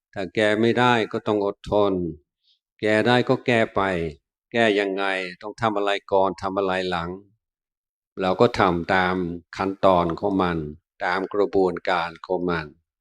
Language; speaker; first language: Thai; non-native, fluent; English